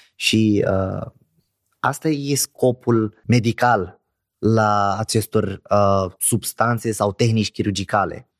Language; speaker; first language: Romanian; non-native, fluent; Arabic